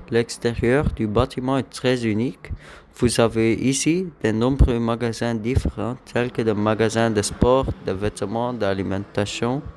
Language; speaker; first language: French; non-native, local second language; Dutch